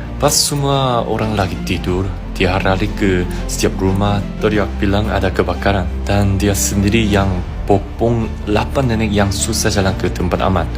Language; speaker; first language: Indonesian; non-native, fluent; Korean